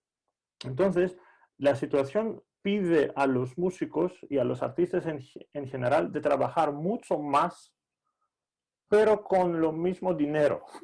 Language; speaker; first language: Spanish; non-native, fluent; Greek